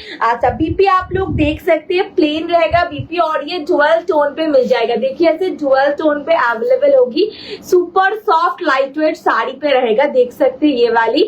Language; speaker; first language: Hindi; non-native, local second language; Bangla